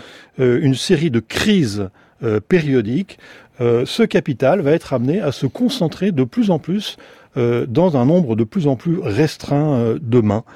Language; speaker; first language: French; native; French